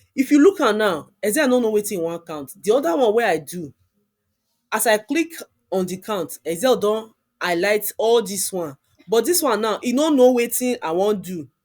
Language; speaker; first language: Nigerian Pidgin; non-native, local second language; Yoruba